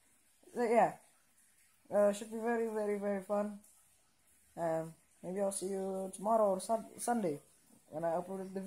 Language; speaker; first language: English; non-native, local second language; Indonesian